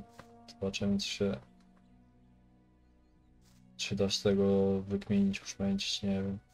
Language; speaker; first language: Polish; native; Polish